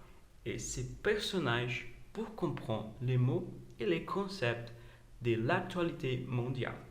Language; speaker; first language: French; non-native, learner; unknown